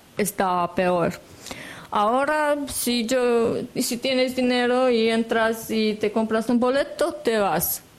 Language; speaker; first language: Spanish; non-native, fluent; Romanian